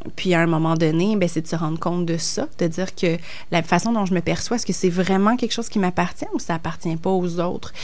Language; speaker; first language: French; native; French